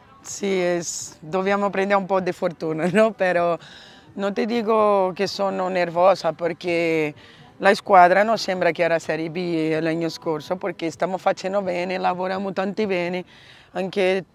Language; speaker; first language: Italian; non-native, learner; Portuguese